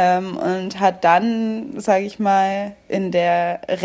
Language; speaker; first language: German; native; German